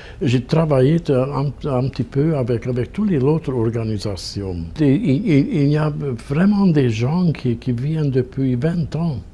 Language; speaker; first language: French; non-native, fluent; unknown